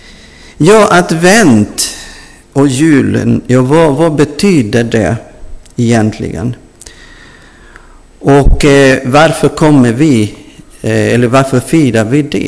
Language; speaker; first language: Swedish; non-native, fluent; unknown